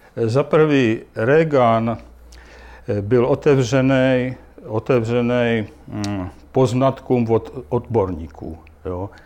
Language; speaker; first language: Czech; native; Czech